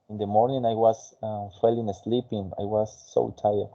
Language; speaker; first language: English; non-native, fluent; Spanish